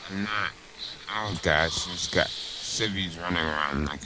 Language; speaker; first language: English; native; English